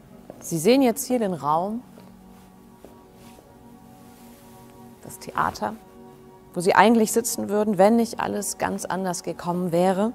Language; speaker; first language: German; native; German